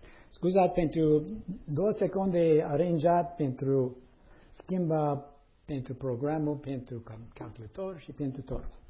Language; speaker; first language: Romanian; non-native, learner; English